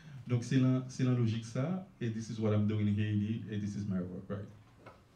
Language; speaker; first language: English; non-native, learner; Haitian Creole